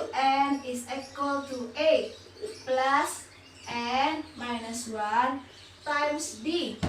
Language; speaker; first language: English; non-native, learner; Indonesian